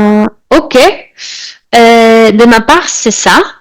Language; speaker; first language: French; non-native, fluent; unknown